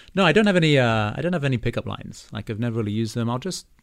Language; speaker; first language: English; native; English